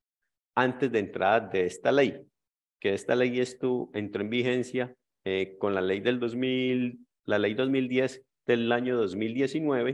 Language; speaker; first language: Spanish; native; Spanish